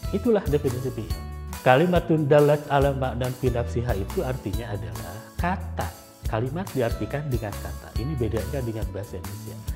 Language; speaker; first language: Indonesian; non-native, local second language; Sundanese